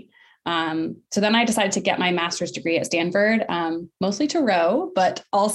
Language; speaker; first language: English; native; English